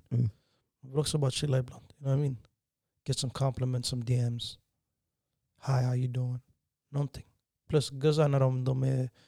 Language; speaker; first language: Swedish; early bilingual, other home language; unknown